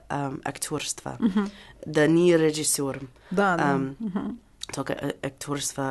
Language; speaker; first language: Russian; non-native, learner; English